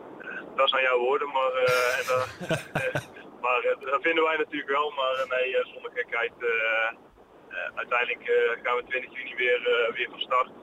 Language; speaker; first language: Dutch; native; Dutch